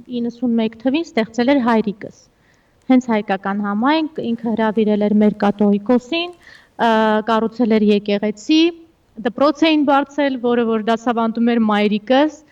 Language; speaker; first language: Armenian; early bilingual, heritage; Armenian